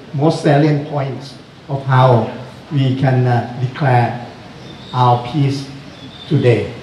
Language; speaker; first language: English; non-native, fluent; Thai